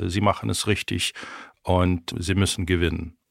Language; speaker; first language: German; non-native, fluent; Ukrainian